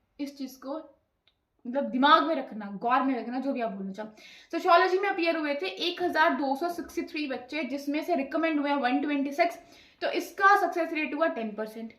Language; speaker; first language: Hindi; non-native, local second language; Punjabi